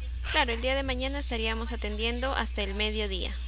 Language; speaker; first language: Spanish; native; Spanish